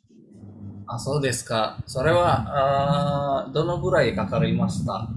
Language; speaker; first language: Japanese; non-native, learner; Indonesian